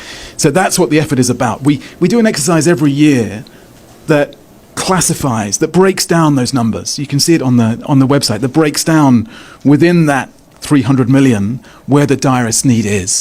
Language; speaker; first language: English; native; English